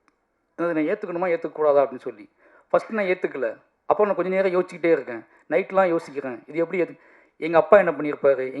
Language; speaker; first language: Tamil; native; Tamil